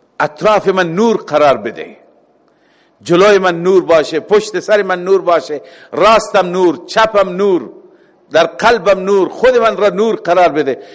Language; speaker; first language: Persian; native; Persian